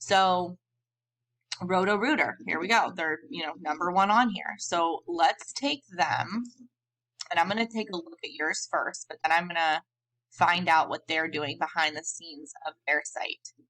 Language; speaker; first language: English; native; English